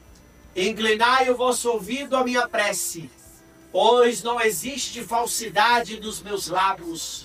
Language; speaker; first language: Portuguese; native; Portuguese